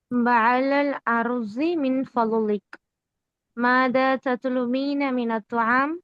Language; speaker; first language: Arabic; non-native, learner; Tamil